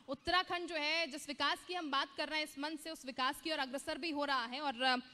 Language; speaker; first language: Hindi; native; Hindi